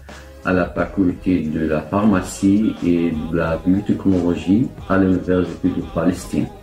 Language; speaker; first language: French; non-native, fluent; Arabic